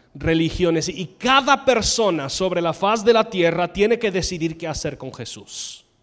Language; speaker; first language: Spanish; non-native, fluent; English